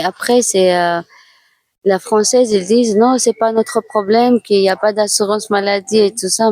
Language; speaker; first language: French; non-native, fluent; Georgian